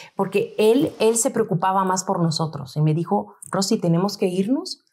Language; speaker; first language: Spanish; native; Spanish